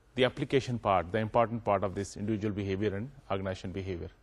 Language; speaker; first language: English; non-native, local second language; Urdu